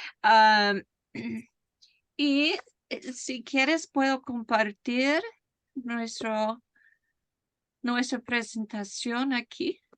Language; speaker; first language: Spanish; non-native, fluent; English